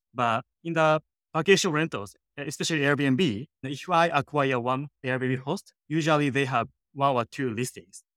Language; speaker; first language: English; non-native, fluent; Japanese